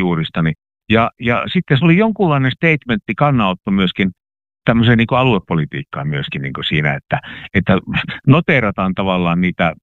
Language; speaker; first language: Finnish; native; Finnish